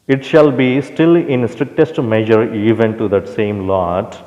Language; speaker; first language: English; non-native, local second language; Telugu